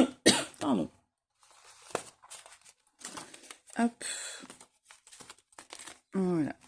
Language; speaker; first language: French; native; French